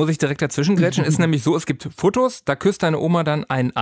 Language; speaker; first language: German; native; German